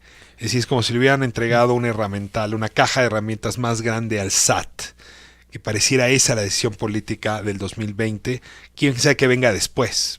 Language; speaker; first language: Spanish; native; Spanish